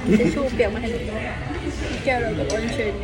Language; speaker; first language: Thai; native; Thai